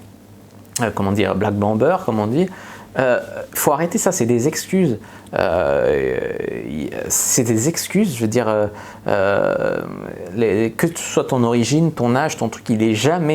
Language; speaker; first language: French; native; French